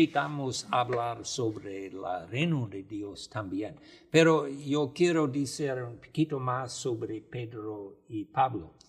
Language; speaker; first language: Spanish; non-native, fluent; English